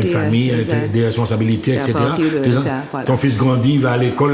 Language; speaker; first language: French; native; French